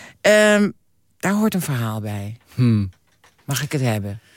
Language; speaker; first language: Dutch; native; Dutch